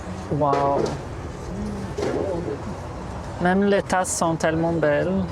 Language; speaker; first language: French; non-native, fluent; Portuguese